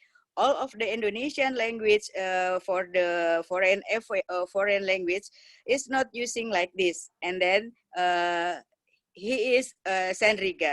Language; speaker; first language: English; non-native, learner; Indonesian